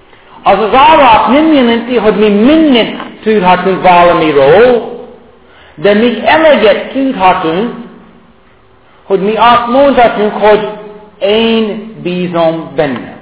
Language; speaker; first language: Hungarian; non-native, fluent; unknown